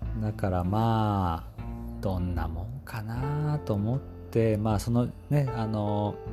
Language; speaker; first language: Japanese; native; Japanese